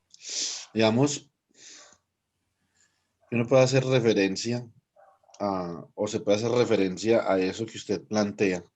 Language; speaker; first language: Spanish; native; Spanish